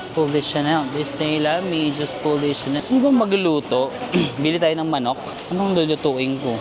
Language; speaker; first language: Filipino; native; Filipino